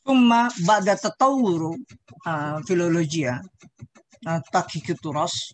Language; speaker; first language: Arabic; non-native, learner; Indonesian